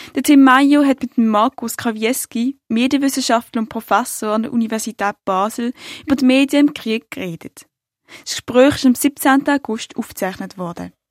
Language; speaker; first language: German; native; German